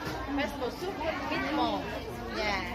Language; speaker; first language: English; non-native, learner; Vietnamese